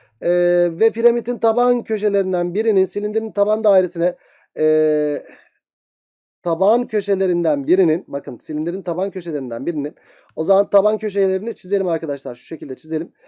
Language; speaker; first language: Turkish; native; Turkish